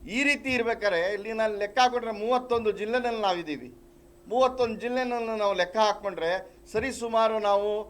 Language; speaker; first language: Kannada; non-native, local second language; Marathi